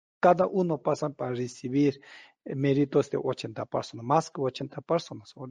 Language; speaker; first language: Spanish; non-native, learner; Tibetan